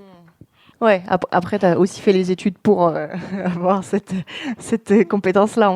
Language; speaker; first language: French; native; French